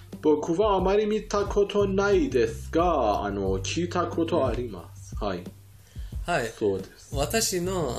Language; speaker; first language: Japanese; non-native, fluent; Persian